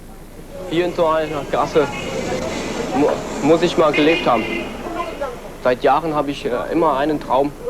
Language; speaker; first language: German; early bilingual, other home language; Korean